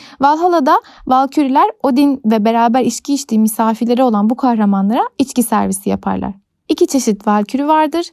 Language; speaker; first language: Turkish; native; Turkish